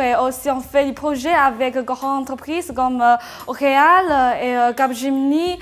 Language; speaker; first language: French; non-native, fluent; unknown